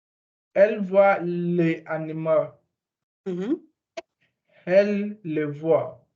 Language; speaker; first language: French; non-native, learner; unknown